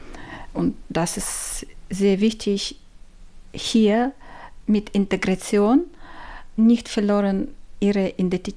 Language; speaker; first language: German; non-native, learner; Ukrainian